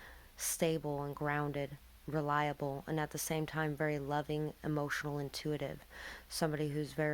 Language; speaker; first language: English; native; English